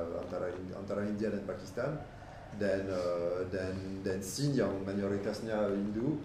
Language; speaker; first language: Indonesian; non-native, fluent; French